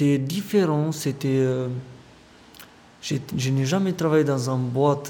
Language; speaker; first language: French; non-native, fluent; Romanian